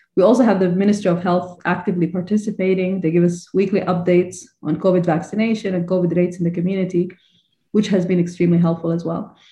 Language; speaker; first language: English; non-native, fluent; Arabic